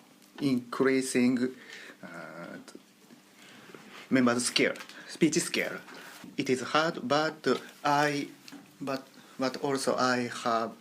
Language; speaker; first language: English; non-native, learner; Japanese